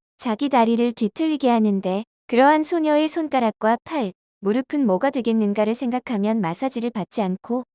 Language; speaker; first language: Korean; native; Korean